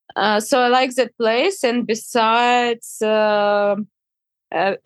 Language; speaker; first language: English; non-native, fluent; Ukrainian